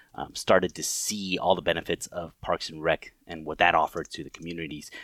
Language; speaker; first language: English; native; English